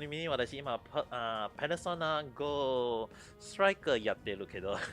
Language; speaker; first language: Japanese; non-native, fluent; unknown